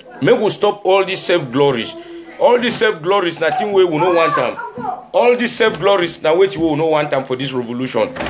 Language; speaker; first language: Nigerian Pidgin; native; Nigerian Pidgin